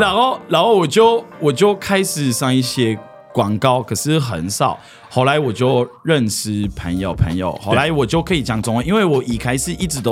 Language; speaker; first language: Chinese; non-native, fluent; French